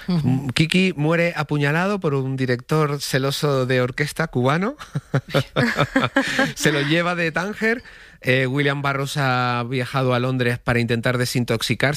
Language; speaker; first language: Spanish; native; Spanish